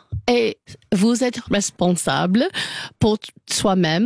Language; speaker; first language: French; non-native, learner; English